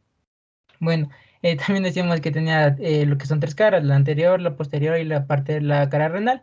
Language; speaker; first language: Spanish; native; Spanish